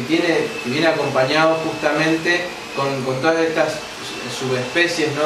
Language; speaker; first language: Spanish; native; Spanish